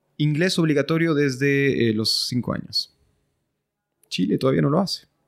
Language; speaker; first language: Spanish; early bilingual, other home language; French